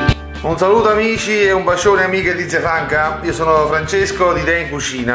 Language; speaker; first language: Italian; native; Italian